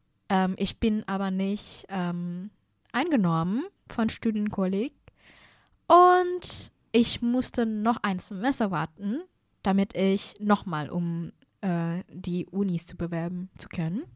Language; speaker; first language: German; non-native, fluent; Indonesian